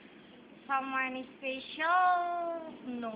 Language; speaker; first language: English; non-native, learner; Indonesian